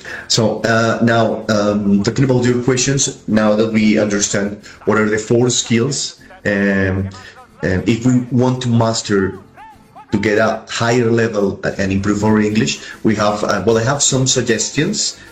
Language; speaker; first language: English; non-native, fluent; Spanish